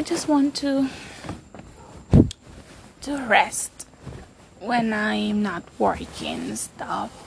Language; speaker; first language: English; non-native, fluent; Spanish